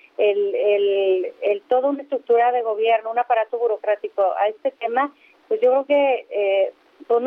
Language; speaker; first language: Spanish; native; Spanish